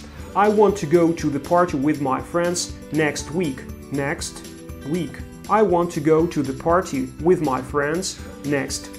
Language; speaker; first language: English; non-native, fluent; Russian